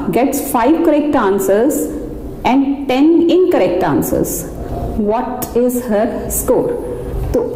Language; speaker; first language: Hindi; non-native, local second language; Punjabi